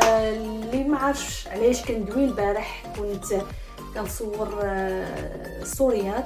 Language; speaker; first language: Arabic; native; Arabic